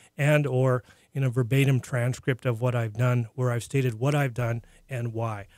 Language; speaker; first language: English; native; English